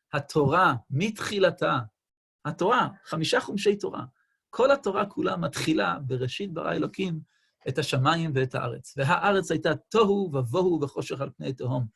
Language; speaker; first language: Hebrew; non-native, fluent; English